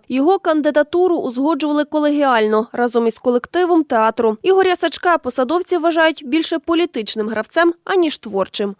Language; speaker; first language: Ukrainian; native; Ukrainian